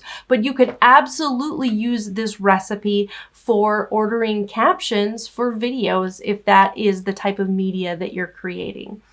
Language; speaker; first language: English; native; English